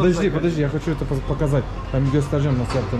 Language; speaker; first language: Russian; non-native, learner; Turkish